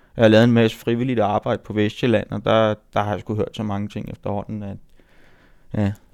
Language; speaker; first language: Danish; native; Danish